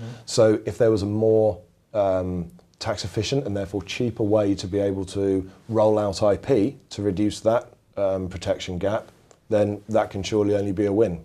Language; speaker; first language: English; native; English